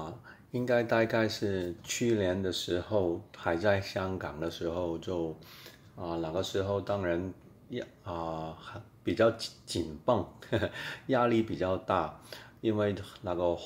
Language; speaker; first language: Chinese; non-native, fluent; Cantonese